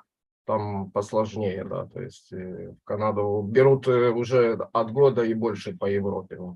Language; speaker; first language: Russian; non-native, local second language; Ukrainian